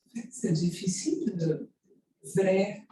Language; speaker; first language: French; non-native, fluent; Portuguese